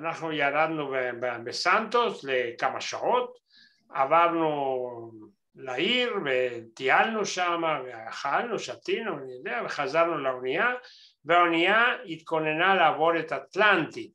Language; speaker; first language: Hebrew; non-native, fluent; Spanish